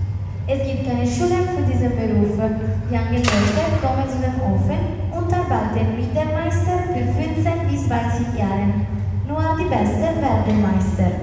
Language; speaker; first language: German; non-native, learner; Italian